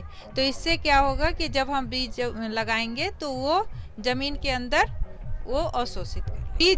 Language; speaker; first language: Hindi; native; Hindi